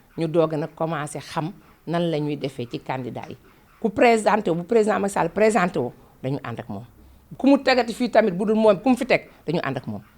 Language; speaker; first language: Wolof; non-native, local second language; Fula